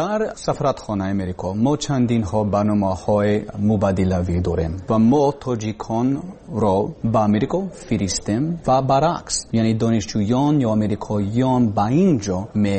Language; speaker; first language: Persian; non-native, learner; English